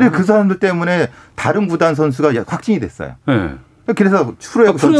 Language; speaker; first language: Korean; native; Korean